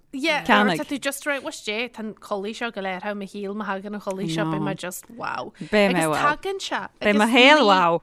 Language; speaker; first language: Irish; native; Irish